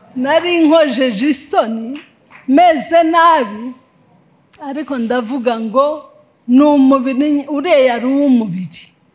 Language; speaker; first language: Kinyarwanda; native; Kinyarwanda